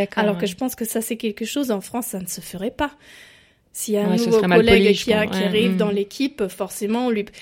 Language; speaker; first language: French; non-native, fluent; German